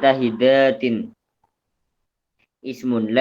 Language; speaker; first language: Arabic; non-native, learner; Indonesian